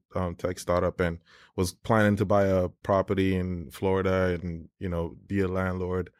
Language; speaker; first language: English; non-native, local second language; Yoruba